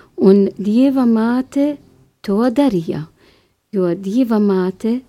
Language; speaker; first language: Latvian; non-native, learner; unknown